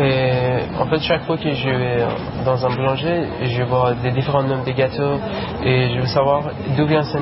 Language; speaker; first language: French; non-native, learner; Persian